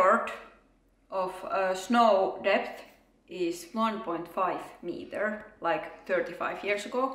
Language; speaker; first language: English; non-native, fluent; Finnish